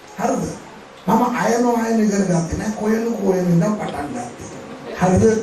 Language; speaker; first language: Sinhala; non-native, local second language; Tamil